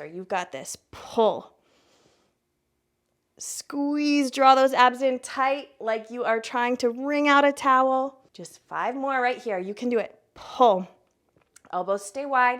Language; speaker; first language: English; native; English